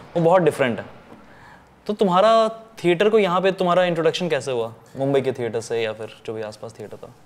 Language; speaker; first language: Hindi; native; Hindi